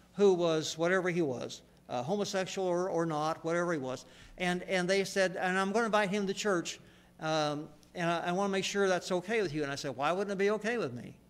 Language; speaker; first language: English; native; English